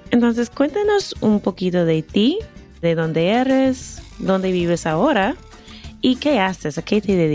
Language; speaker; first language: Spanish; non-native, fluent; English